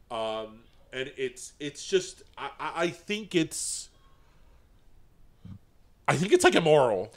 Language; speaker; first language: English; early bilingual, other home language; Spanish